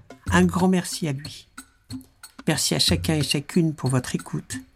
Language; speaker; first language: French; native; French